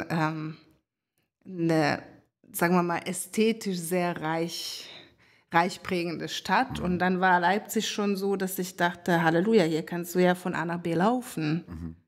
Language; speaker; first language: German; non-native, fluent; Hungarian